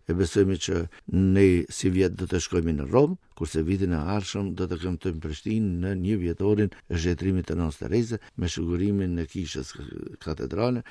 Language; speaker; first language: Albanian; native; Albanian